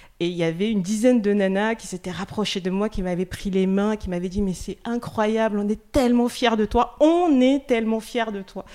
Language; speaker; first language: French; non-native, local second language; Russian